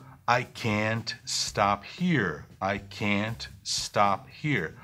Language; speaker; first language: English; non-native, fluent; Portuguese